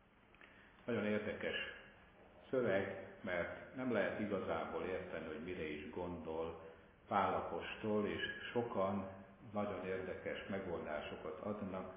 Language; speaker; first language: Hungarian; native; Hungarian